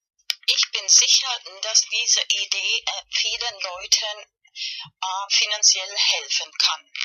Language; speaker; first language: German; non-native, fluent; Spanish